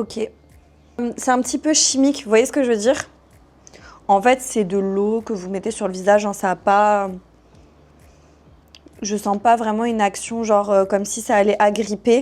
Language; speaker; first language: French; native; French